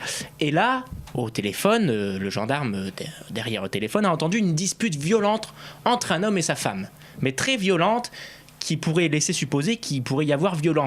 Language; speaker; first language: French; native; French